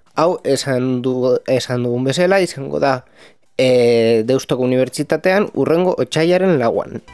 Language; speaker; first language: Basque; non-native, local second language; Spanish